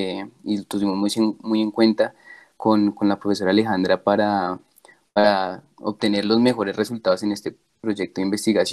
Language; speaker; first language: Spanish; native; Spanish